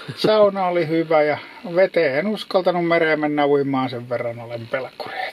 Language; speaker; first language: Finnish; native; Finnish